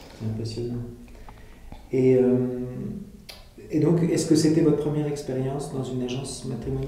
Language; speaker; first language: French; native; French